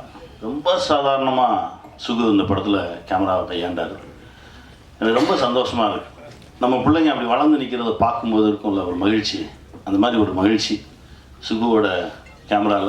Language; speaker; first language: Tamil; native; Tamil